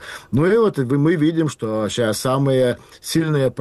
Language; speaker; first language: Russian; non-native, fluent; Lithuanian